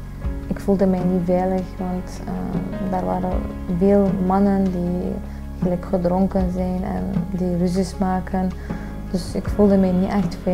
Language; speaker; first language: Dutch; early bilingual, other home language; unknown